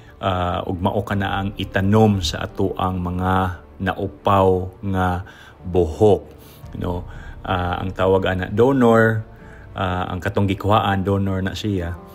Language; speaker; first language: Cebuano; native; Cebuano